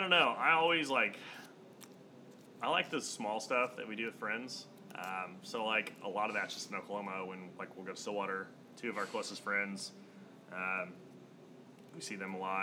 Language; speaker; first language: English; native; English